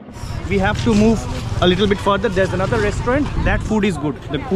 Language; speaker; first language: English; non-native, local second language; Bangla